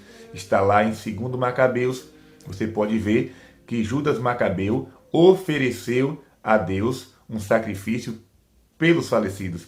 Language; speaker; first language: Portuguese; native; Portuguese